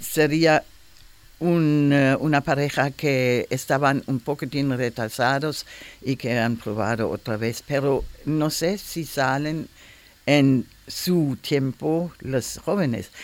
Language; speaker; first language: Spanish; non-native, learner; German